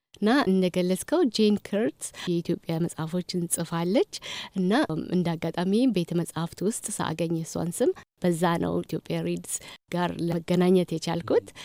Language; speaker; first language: Amharic; native; Amharic